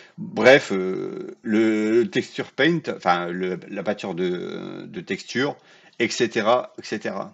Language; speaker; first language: French; native; French